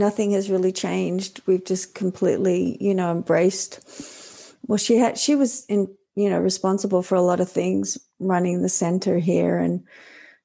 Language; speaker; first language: English; native; English